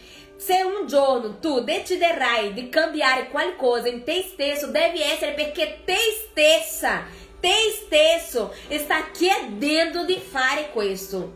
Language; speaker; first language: Italian; non-native, fluent; Portuguese